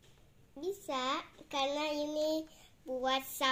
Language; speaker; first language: Indonesian; early bilingual, heritage; English